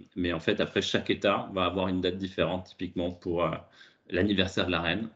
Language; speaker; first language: French; native; French